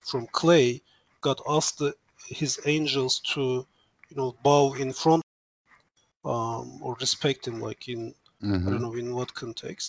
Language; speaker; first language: English; non-native, fluent; Turkish